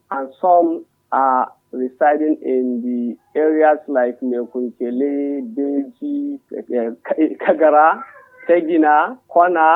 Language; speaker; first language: English; non-native, local second language; Hausa